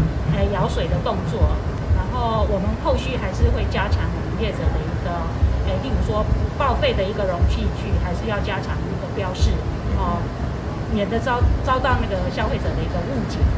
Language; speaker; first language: Chinese; native; Chinese